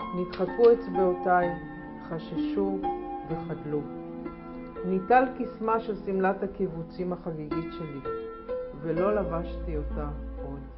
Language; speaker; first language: Hebrew; native; Hebrew